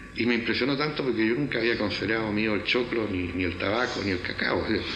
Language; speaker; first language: Spanish; native; Spanish